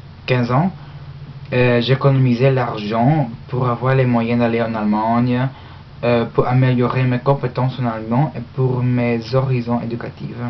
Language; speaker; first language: French; non-native, learner; English